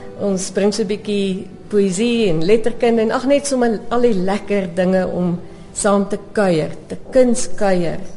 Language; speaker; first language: Afrikaans; native; Afrikaans